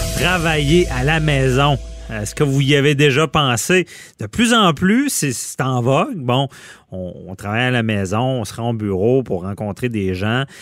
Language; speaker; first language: French; native; French